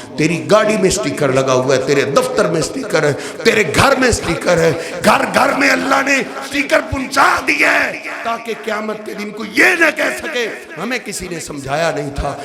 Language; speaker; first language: Urdu; non-native, local second language; Punjabi